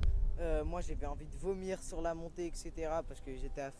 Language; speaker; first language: French; native; French